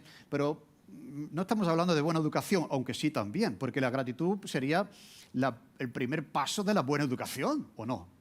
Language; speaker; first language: Spanish; native; Spanish